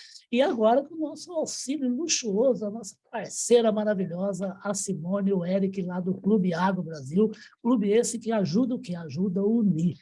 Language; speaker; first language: Portuguese; native; Portuguese